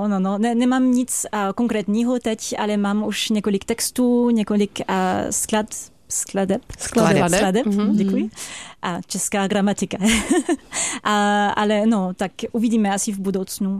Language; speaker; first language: Czech; non-native, fluent; French